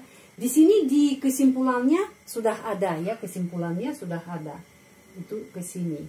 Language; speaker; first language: Indonesian; non-native, fluent; Russian